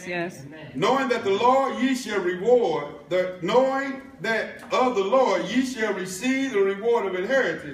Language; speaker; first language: English; native; English